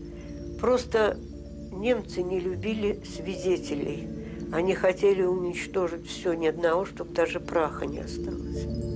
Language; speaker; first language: Russian; native; Russian